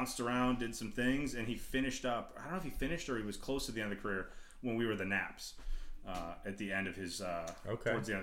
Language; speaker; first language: English; native; English